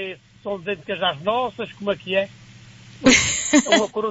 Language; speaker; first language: Portuguese; native; Portuguese